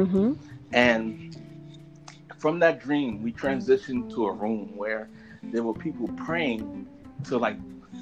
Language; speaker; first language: English; native; English